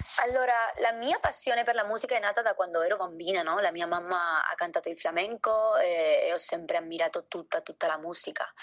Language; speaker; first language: Italian; non-native, fluent; Spanish